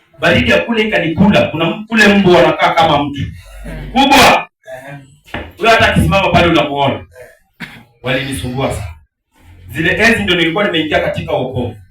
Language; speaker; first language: Swahili; non-native, local second language; Luo (Kenya and Tanzania)